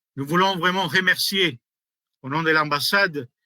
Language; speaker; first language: French; non-native, fluent; Spanish